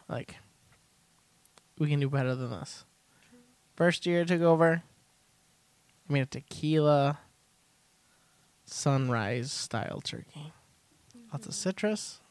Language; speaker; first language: English; early bilingual, other home language; Spanish